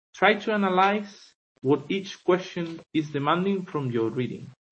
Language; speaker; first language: English; non-native, fluent; Spanish